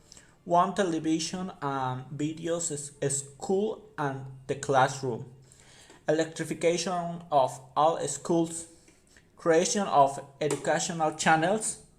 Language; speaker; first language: English; non-native, learner; Spanish